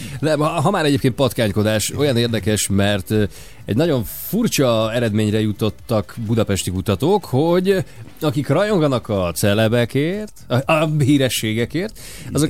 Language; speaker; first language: Hungarian; native; Hungarian